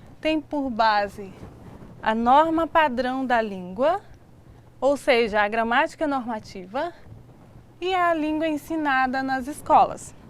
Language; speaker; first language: Portuguese; native; Portuguese